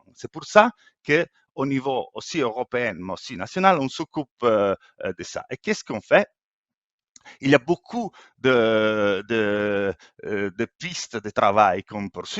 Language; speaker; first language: French; non-native, fluent; Italian